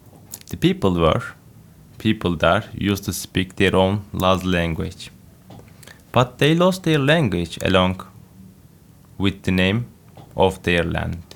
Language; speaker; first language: English; non-native, fluent; Turkish